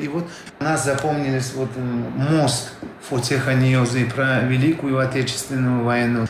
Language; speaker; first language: Russian; non-native, local second language; Tajik